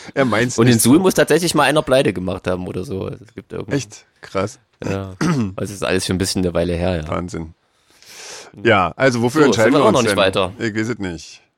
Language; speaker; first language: German; native; German